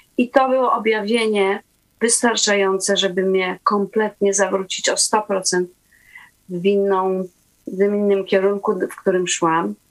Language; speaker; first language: Polish; native; Polish